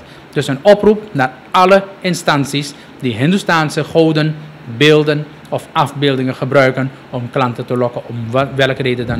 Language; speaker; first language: Dutch; native; Dutch